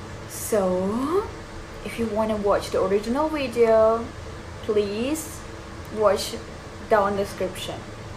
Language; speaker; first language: English; non-native, fluent; Urdu